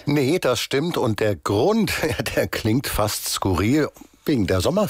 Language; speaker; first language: German; native; German